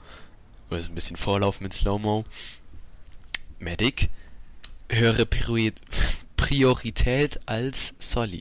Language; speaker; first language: German; native; German